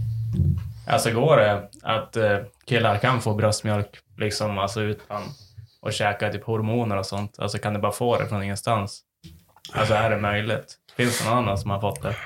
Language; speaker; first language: Swedish; native; Swedish